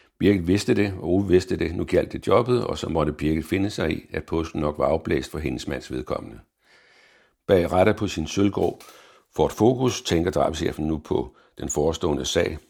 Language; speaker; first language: Danish; native; Danish